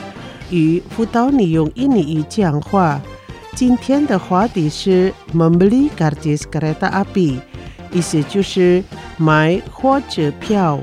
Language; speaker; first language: Chinese; early bilingual, heritage; Chinese